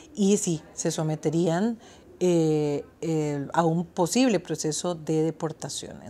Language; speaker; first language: Spanish; native; Spanish